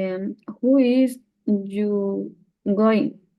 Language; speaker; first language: English; non-native, learner; Spanish